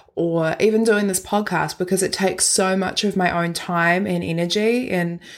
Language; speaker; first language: English; native; English